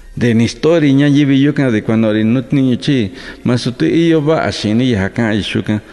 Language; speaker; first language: Spanish; non-native, local second language; Mixtepec Mixtec